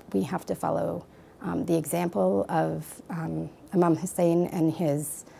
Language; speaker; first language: English; native; English